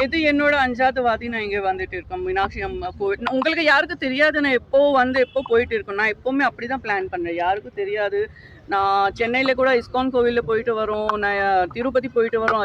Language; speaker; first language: Tamil; non-native, learner; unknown